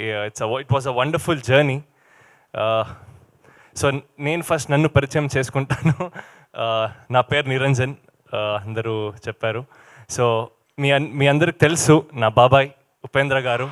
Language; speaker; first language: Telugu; non-native, learner; Kannada